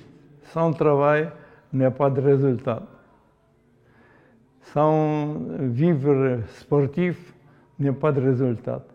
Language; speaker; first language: French; non-native, learner; Polish